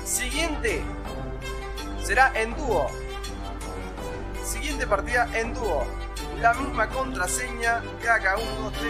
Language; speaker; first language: Spanish; native; Spanish